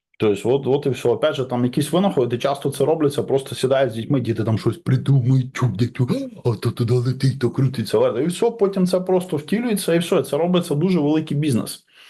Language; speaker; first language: Ukrainian; non-native, local second language; Russian